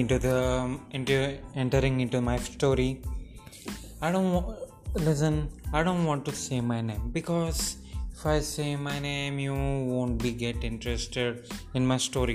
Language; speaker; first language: English; non-native, local second language; Telugu